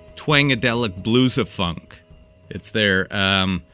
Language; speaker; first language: English; native; English